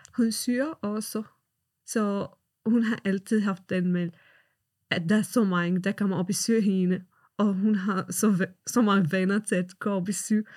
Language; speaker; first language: Danish; non-native, fluent; Arabic